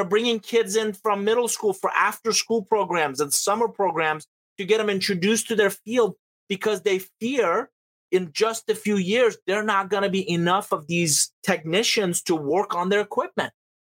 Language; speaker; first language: English; non-native, fluent; Persian